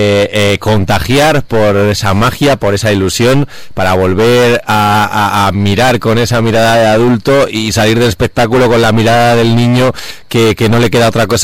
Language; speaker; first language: Spanish; native; Spanish